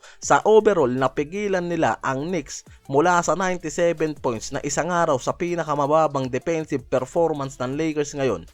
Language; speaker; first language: Filipino; native; Filipino